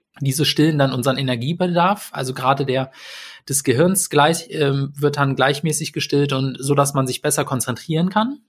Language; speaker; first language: German; native; German